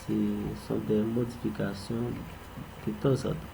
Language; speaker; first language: French; non-native, local second language; Haitian Creole